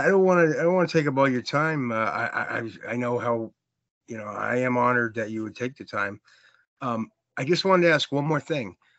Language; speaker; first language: English; native; English